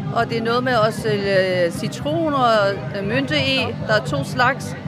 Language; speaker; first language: Danish; non-native, fluent; Turkish